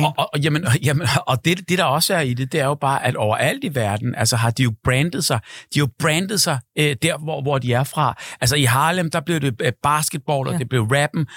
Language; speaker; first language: Danish; native; Danish